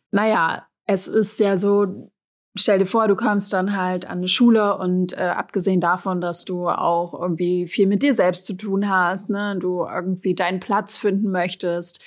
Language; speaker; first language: German; native; German